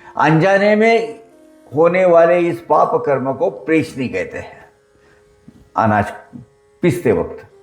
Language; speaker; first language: Hindi; non-native, local second language; Marathi